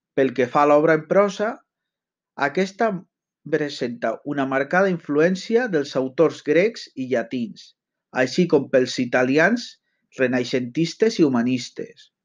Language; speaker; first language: Catalan; native; Catalan